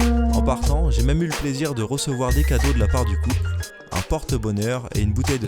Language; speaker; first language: French; native; French